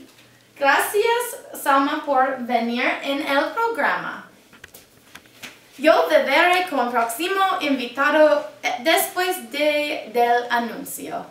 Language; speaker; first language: Spanish; non-native, learner; English